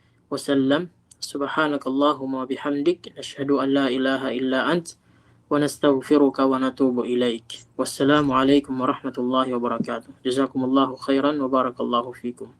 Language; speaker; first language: Arabic; non-native, fluent; Filipino